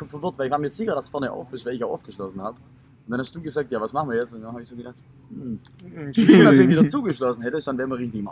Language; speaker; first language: German; native; German